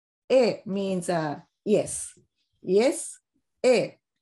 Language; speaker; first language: English; non-native, fluent; Japanese